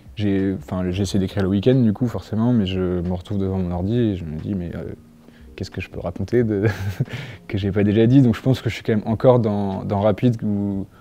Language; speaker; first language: French; native; French